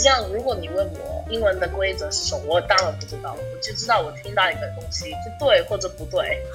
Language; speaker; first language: Chinese; early bilingual, heritage; English